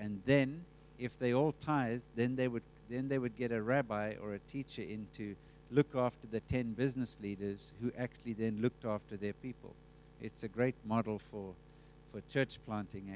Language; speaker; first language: English; native; English